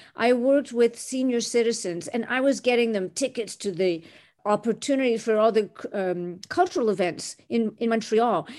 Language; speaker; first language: English; non-native, fluent; French